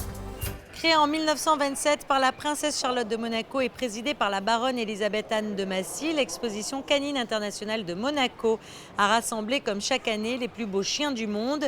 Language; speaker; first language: French; native; French